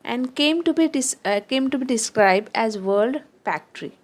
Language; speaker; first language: English; non-native, local second language; Marathi